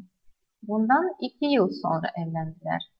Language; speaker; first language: Turkish; non-native, fluent; Russian